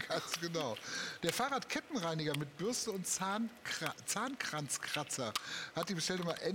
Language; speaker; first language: German; native; German